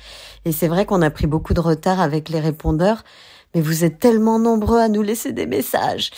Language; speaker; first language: French; native; French